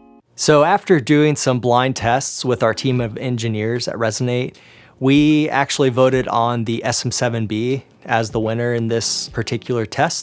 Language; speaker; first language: English; native; English